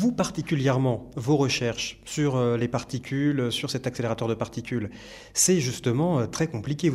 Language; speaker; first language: French; native; French